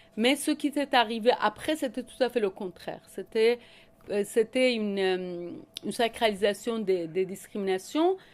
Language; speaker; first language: French; non-native, fluent; Persian